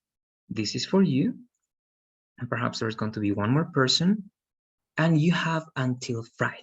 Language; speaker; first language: English; non-native, fluent; Spanish